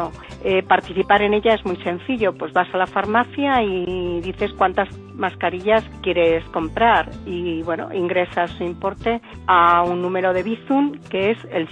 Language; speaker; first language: Spanish; native; Spanish